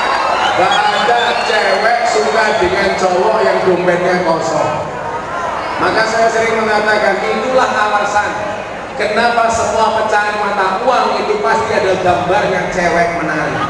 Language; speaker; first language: Indonesian; non-native, local second language; Javanese